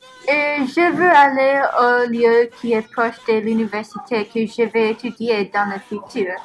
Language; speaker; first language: French; non-native, learner; English